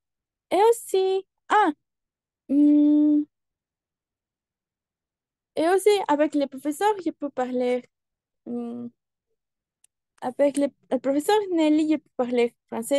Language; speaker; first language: French; non-native, learner; Spanish